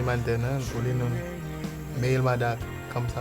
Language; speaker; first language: Korean; non-native, learner; Haitian Creole